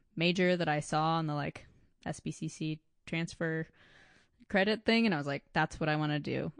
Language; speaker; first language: English; native; English